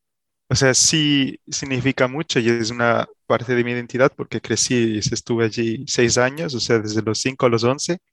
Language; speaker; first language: Spanish; early bilingual, heritage; Spanish